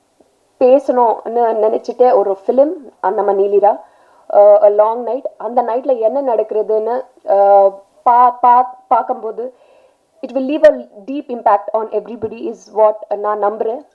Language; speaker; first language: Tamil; non-native, learner; Telugu